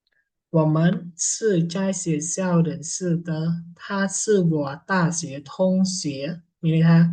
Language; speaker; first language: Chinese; non-native, fluent; Khmer